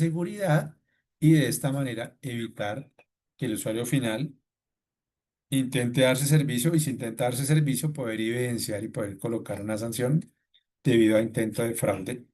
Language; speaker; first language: Spanish; native; Spanish